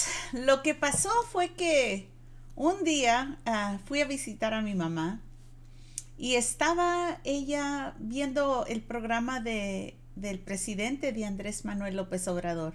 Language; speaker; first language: Spanish; native; Spanish